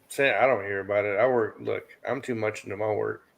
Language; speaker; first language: English; native; English